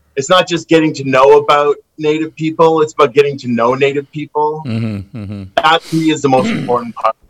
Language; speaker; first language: English; native; English